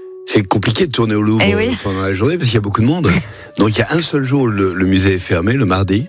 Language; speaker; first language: French; native; French